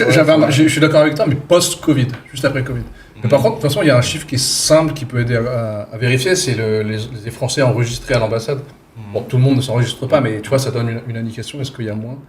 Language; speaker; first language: French; native; French